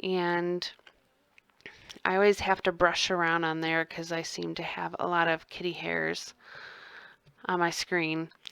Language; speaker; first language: English; native; English